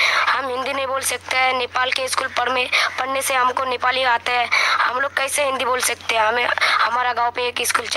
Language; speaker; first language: Hindi; non-native, learner; Nepali